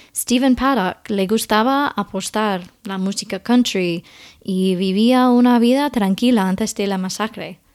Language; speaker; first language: Spanish; non-native, fluent; English